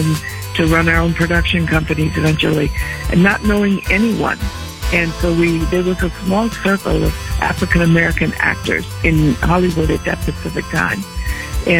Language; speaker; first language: English; native; English